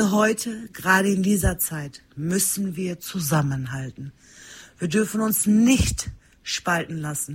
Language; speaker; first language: German; early bilingual, other home language; Turkish